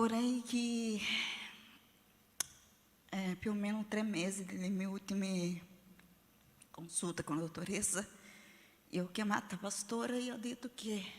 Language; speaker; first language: Italian; non-native, learner; Portuguese